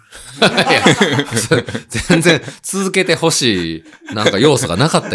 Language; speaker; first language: Japanese; native; Japanese